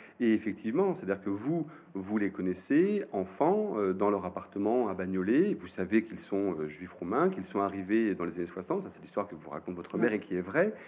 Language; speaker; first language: French; native; French